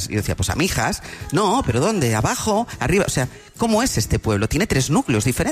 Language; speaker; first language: Spanish; native; Spanish